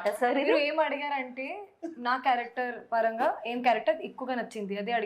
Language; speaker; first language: Telugu; non-native, fluent; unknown